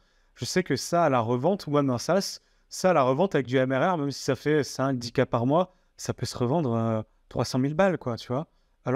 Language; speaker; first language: French; native; French